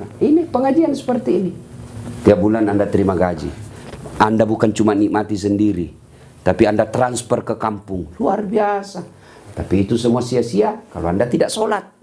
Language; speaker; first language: Malay; non-native, local second language; Buginese